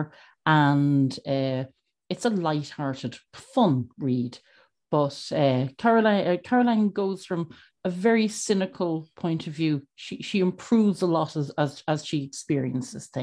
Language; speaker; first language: English; native; English